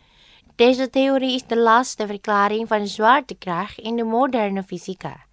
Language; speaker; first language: Dutch; non-native, fluent; Indonesian